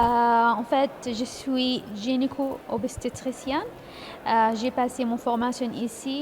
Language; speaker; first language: French; non-native, fluent; Arabic